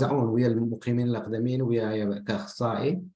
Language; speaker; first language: Arabic; native; Arabic